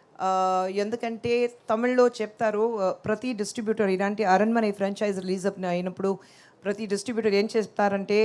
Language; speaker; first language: Telugu; non-native, local second language; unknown